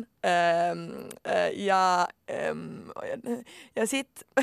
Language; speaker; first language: Finnish; non-native, local second language; Swedish